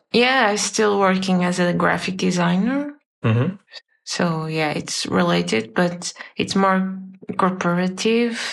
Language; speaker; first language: English; non-native, fluent; Portuguese